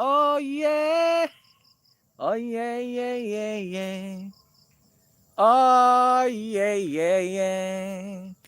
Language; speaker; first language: English; non-native, learner; Cebuano